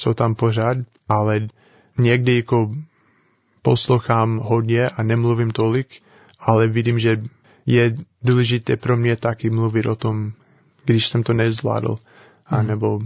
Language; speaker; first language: Czech; non-native, fluent; English